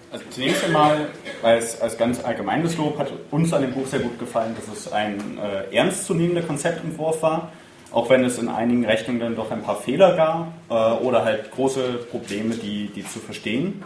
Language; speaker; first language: German; native; German